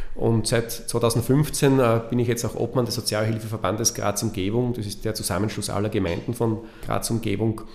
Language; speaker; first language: German; native; German